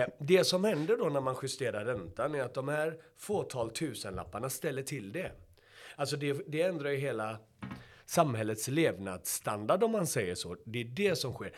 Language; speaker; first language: Swedish; early bilingual, other home language; Persian